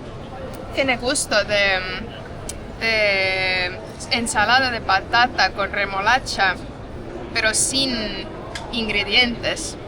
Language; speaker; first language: Spanish; non-native, fluent; Estonian